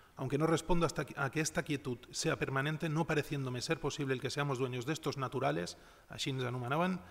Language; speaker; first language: Spanish; non-native, local second language; Catalan